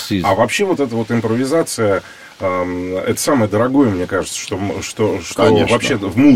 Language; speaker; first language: Russian; native; Russian